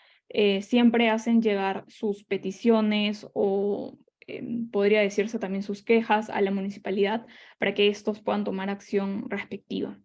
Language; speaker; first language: Spanish; native; Spanish